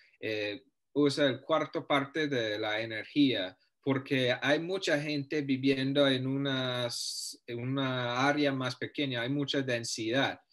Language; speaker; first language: Spanish; non-native, fluent; English